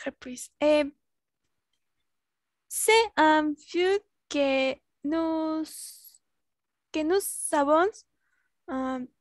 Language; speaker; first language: French; non-native, learner; Spanish